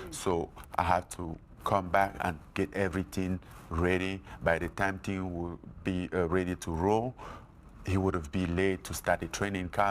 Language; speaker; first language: English; non-native, fluent; French